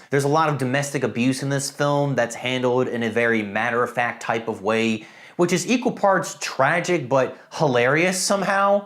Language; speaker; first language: English; native; English